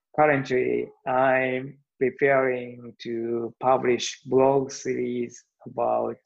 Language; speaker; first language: English; non-native, learner; Japanese